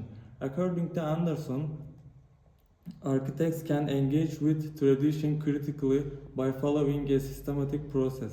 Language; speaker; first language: English; non-native, learner; Turkish